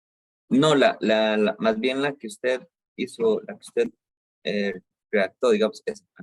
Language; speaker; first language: Spanish; native; Spanish